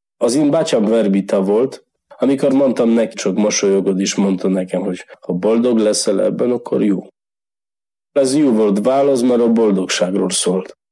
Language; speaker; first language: Hungarian; non-native, learner; Polish